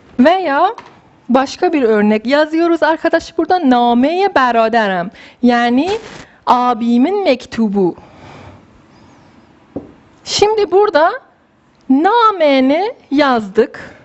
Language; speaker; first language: Turkish; non-native, fluent; Persian